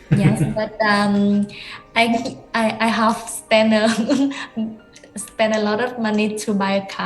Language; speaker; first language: English; non-native, learner; Vietnamese